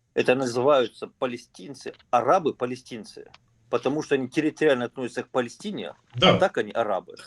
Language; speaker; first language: Russian; native; Russian